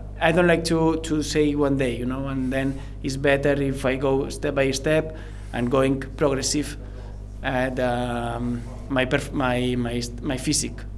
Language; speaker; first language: English; non-native, learner; Spanish